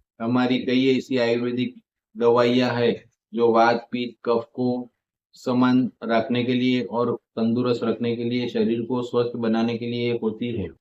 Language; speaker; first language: Hindi; non-native, local second language; Gujarati